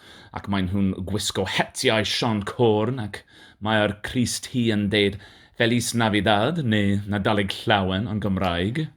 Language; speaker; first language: Welsh; non-native, learner; English